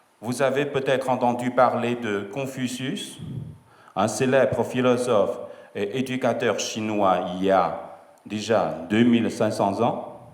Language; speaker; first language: French; non-native, fluent; Chinese